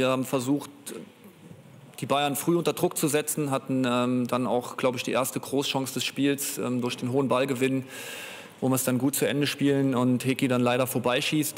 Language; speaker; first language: German; native; German